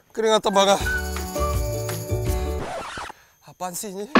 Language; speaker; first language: Indonesian; non-native, learner; Korean